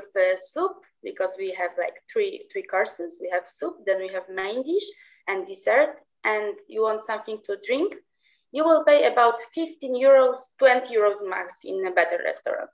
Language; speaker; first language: English; non-native, fluent; Polish